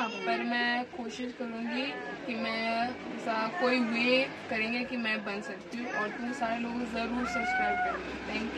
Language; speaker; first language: Hindi; non-native, learner; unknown